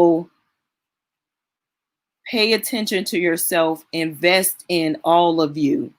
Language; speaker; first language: English; native; English